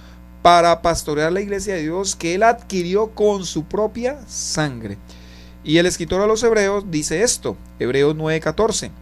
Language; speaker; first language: Spanish; native; Spanish